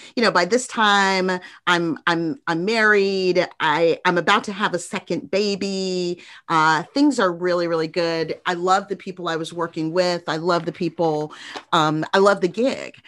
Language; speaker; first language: English; native; English